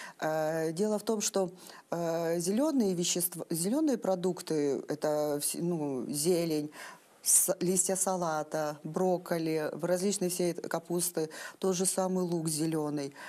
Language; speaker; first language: Russian; native; Russian